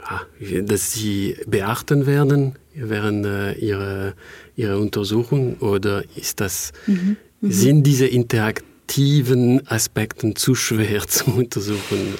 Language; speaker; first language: German; non-native, fluent; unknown